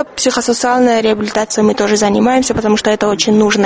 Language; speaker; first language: Russian; non-native, fluent; Georgian